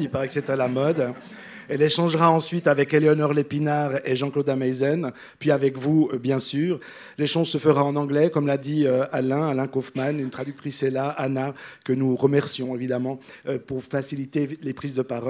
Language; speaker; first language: French; native; French